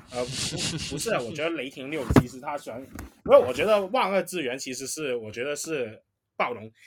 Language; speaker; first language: Chinese; native; Chinese